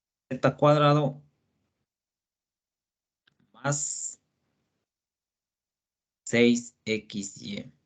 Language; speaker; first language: Spanish; native; Spanish